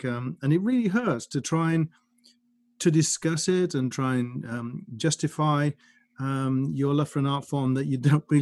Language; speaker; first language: English; native; English